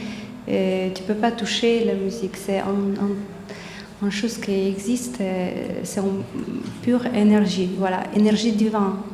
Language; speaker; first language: French; non-native, learner; Ukrainian